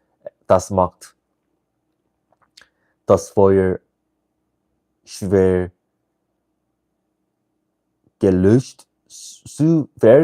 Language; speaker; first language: German; non-native, learner; English